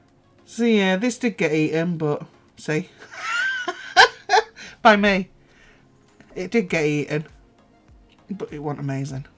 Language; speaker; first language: English; native; English